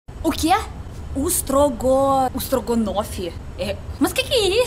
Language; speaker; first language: Portuguese; non-native, learner; Russian